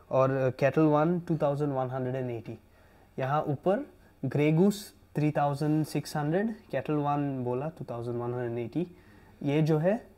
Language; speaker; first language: Hindi; non-native, local second language; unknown